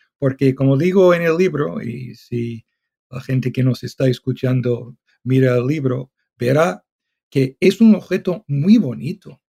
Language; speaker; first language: Spanish; non-native, fluent; English